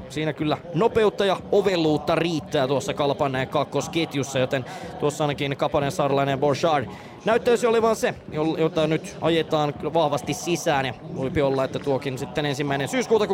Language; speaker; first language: Finnish; native; Finnish